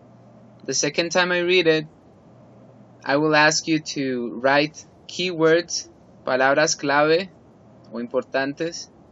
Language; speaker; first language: English; non-native, fluent; Spanish